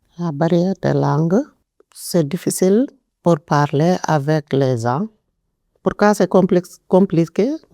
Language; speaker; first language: French; non-native, local second language; Wolof